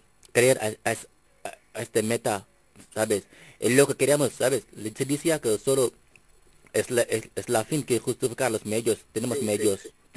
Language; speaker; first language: Spanish; non-native, fluent; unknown